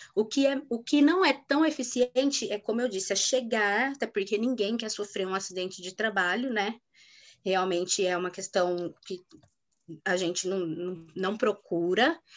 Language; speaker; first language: Portuguese; native; Portuguese